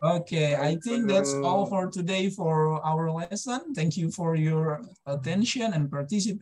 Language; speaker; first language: English; non-native, fluent; Indonesian